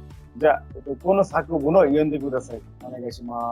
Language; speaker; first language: Japanese; non-native, fluent; Bangla